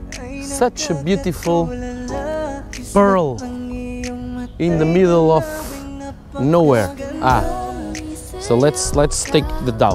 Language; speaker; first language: English; non-native, fluent; Portuguese